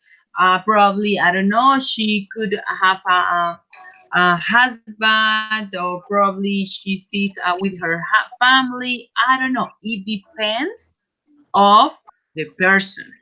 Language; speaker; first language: English; non-native, fluent; Spanish